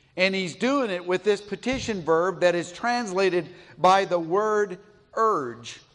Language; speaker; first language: English; native; English